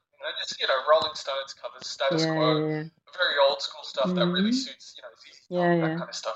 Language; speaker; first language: English; native; English